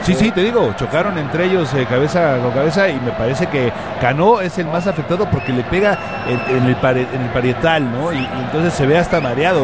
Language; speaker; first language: Spanish; native; Spanish